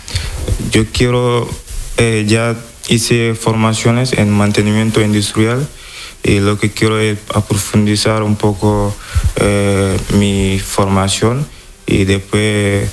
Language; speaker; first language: Spanish; non-native, learner; Wolof